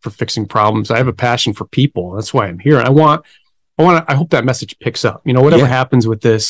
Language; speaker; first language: English; native; English